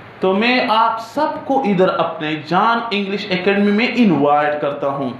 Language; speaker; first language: Urdu; non-native, local second language; Pashto